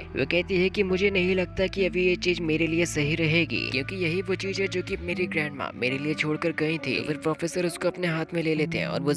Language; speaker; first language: Hindi; native; Hindi